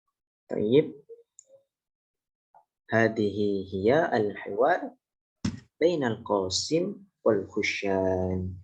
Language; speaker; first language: Arabic; non-native, learner; Indonesian